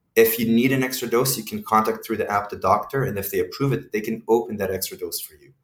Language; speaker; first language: English; non-native, fluent; Hebrew